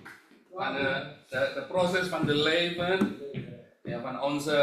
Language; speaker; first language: Dutch; non-native, learner; Indonesian